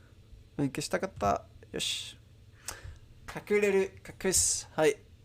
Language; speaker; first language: Japanese; non-native, learner; Spanish